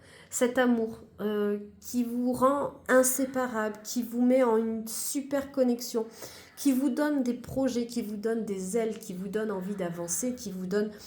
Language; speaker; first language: French; native; French